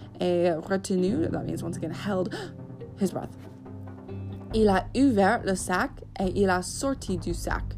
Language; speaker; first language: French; non-native, fluent; English